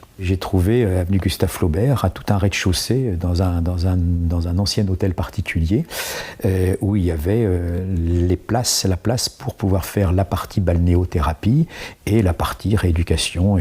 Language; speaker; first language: French; native; French